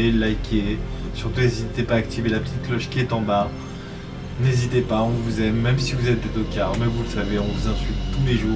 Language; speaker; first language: French; native; French